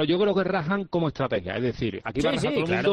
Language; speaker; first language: Spanish; native; Spanish